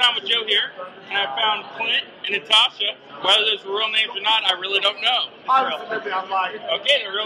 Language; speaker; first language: English; native; English